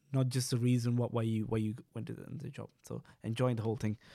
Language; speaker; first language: English; non-native, local second language; Sinhala